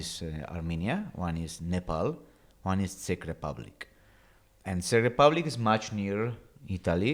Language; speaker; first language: English; non-native, learner; Italian